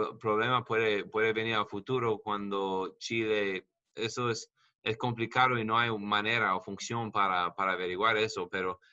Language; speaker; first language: Spanish; non-native, learner; English